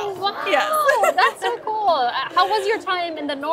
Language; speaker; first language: English; non-native, fluent; Japanese